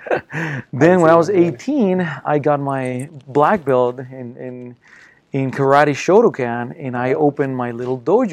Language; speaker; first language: English; non-native, fluent; Spanish